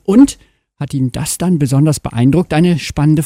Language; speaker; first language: German; native; German